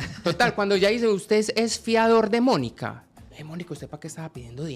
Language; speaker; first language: Spanish; native; Spanish